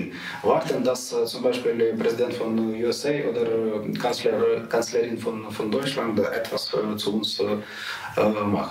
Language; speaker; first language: German; non-native, learner; Ukrainian